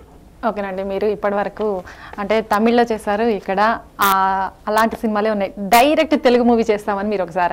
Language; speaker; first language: Telugu; native; Telugu